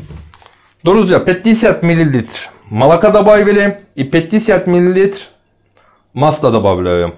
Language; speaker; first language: Russian; non-native, learner; Turkish